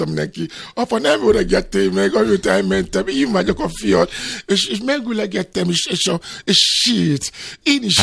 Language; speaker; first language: Hungarian; non-native, fluent; Yoruba